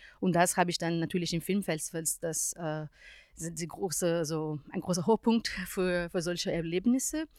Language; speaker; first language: German; non-native, fluent; Portuguese